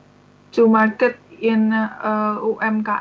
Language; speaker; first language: English; non-native, learner; Indonesian